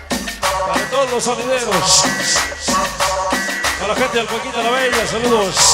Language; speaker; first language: Spanish; native; Spanish